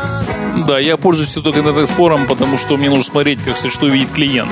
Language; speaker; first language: Russian; native; Russian